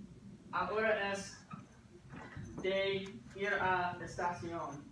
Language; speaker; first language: Spanish; non-native, learner; English